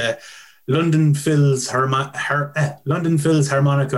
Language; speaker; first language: English; native; English